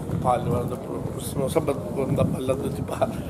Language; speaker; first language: Italian; native; Italian